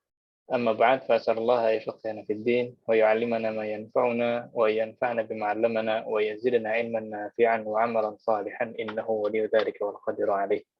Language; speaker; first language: Arabic; non-native, fluent; Indonesian